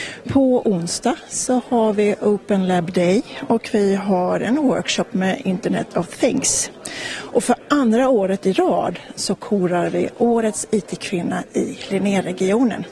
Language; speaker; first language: Swedish; native; Swedish